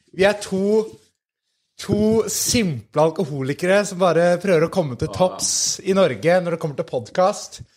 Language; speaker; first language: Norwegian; native; Norwegian